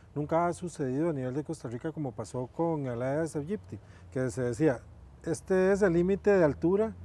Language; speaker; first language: Spanish; native; Spanish